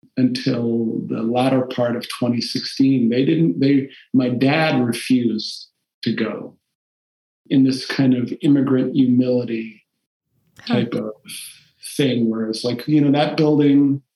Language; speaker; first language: English; early bilingual, other home language; Portuguese